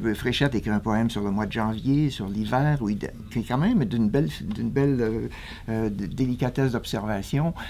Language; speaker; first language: French; native; French